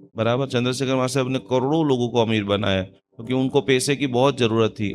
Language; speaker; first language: Hindi; non-native, local second language; Gujarati